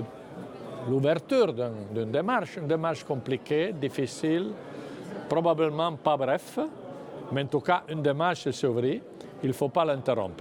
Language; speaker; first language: French; non-native, fluent; Italian